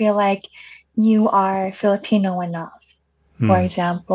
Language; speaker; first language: English; early bilingual, other home language; Cebuano